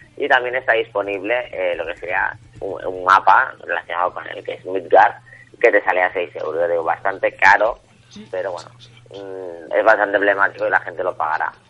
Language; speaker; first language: Spanish; non-native, local second language; Catalan